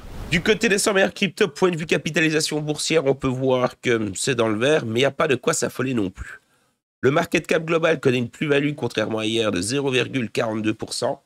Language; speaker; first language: French; native; French